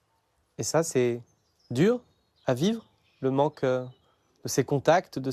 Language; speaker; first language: French; native; French